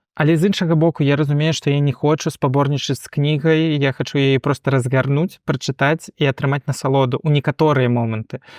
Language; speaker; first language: Belarusian; non-native, local second language; Russian